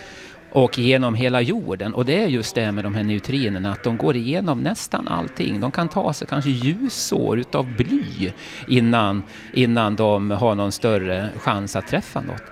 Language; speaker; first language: Swedish; native; Swedish